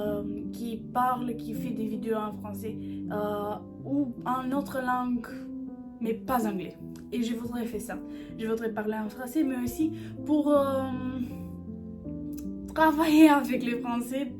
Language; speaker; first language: French; non-native, learner; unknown